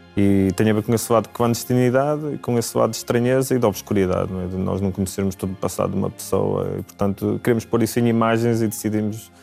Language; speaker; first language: Portuguese; native; Portuguese